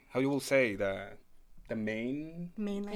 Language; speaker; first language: English; non-native, fluent; Spanish